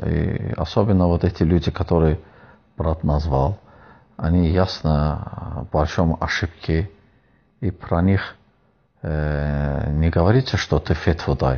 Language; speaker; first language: Russian; non-native, fluent; Azerbaijani